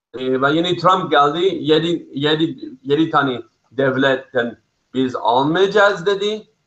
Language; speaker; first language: Turkish; non-native, fluent; English